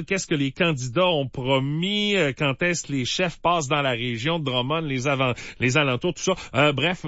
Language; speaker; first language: French; native; French